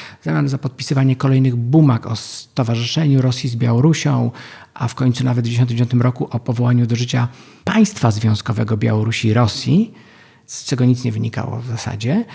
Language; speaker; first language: Polish; native; Polish